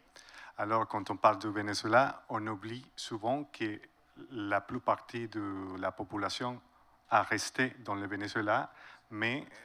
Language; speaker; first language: French; non-native, fluent; Spanish